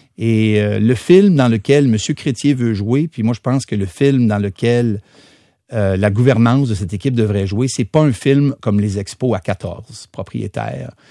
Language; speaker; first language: French; native; French